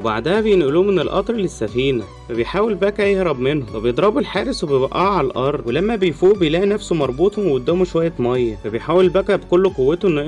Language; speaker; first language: Arabic; native; Arabic